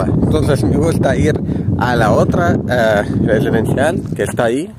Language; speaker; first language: Spanish; non-native, fluent; Arabic